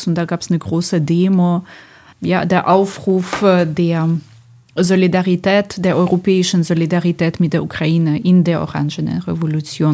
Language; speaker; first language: German; non-native, fluent; Ukrainian